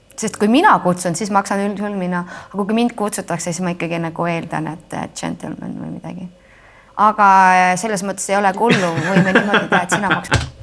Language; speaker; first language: Estonian; native; Estonian